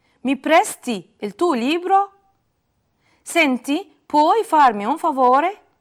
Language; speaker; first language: Italian; non-native, fluent; Arabic